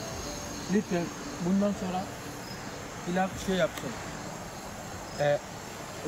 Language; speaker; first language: Turkish; non-native, learner; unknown